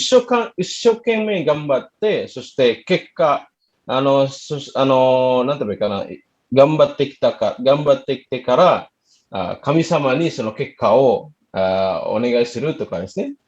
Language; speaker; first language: Japanese; non-native, fluent; Indonesian